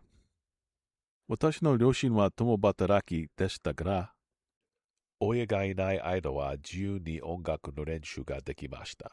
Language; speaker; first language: Japanese; non-native, learner; English